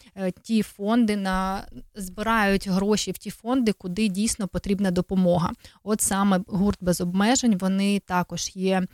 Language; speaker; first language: Ukrainian; native; Ukrainian